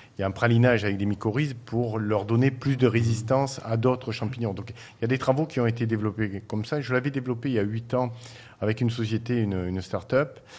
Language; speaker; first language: French; native; French